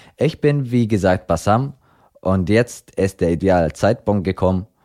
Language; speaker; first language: German; non-native, fluent; Arabic